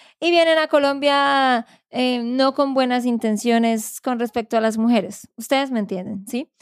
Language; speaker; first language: Spanish; native; Spanish